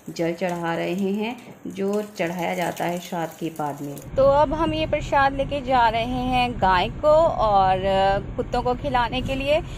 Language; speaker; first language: Hindi; native; Hindi